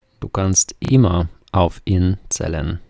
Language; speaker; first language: German; non-native, fluent; Ukrainian